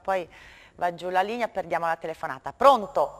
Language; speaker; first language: Italian; native; Italian